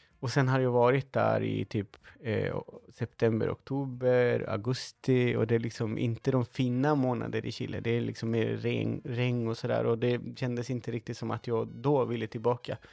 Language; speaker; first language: Swedish; non-native, fluent; Spanish